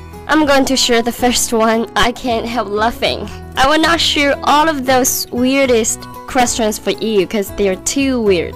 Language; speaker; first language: English; non-native, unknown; Chinese